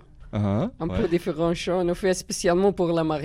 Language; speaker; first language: French; non-native, learner; Arabic